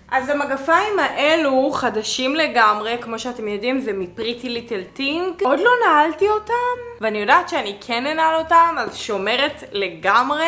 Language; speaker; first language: Hebrew; native; Hebrew